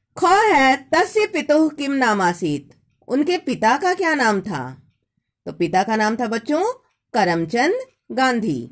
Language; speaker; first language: Hindi; native; Hindi